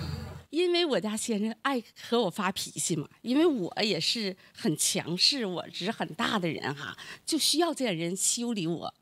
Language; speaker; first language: Chinese; native; Chinese